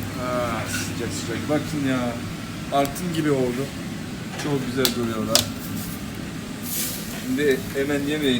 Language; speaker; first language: Turkish; non-native, learner; French